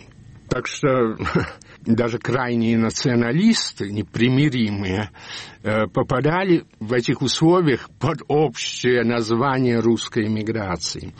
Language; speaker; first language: Russian; early bilingual, heritage; Russian